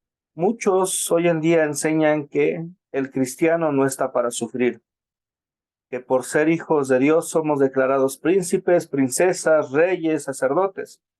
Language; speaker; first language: Spanish; native; Spanish